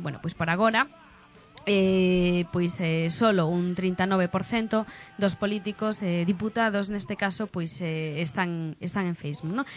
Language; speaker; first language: Galician; non-native, local second language; Spanish